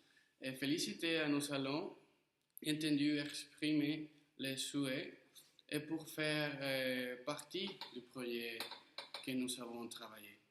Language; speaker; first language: French; non-native, learner; Spanish